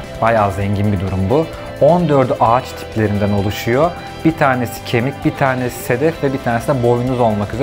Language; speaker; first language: Turkish; native; Turkish